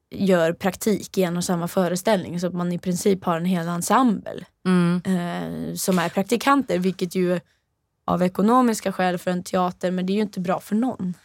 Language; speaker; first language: Swedish; non-native, fluent; Norwegian